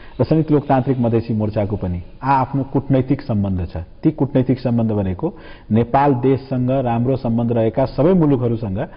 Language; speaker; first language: Nepali; non-native, local second language; Maithili